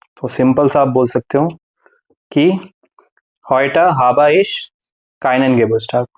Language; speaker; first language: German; non-native, fluent; Hindi